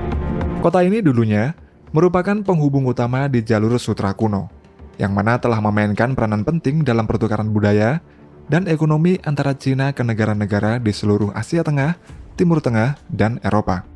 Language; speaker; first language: Indonesian; native; Indonesian